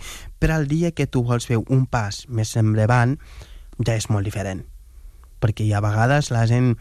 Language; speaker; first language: Catalan; non-native, fluent; Wolof